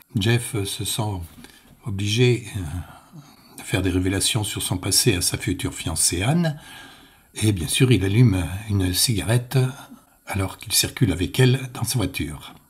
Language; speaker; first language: French; native; French